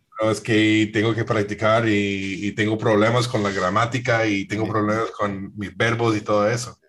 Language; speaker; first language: Spanish; non-native, fluent; English